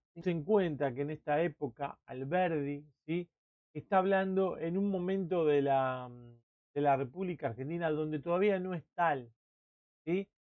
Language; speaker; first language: Spanish; native; Spanish